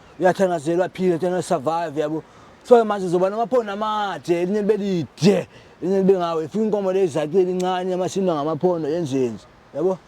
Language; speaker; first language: Zulu; non-native, local second language; Xhosa